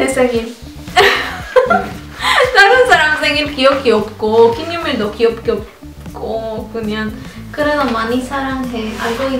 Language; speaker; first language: Korean; non-native, learner; Spanish